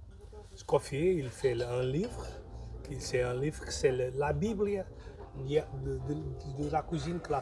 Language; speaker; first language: French; non-native, learner; Portuguese